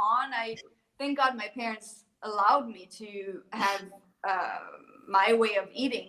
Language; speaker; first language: English; non-native, fluent; French